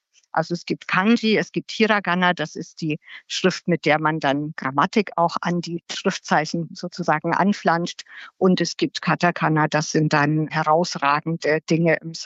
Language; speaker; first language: German; native; German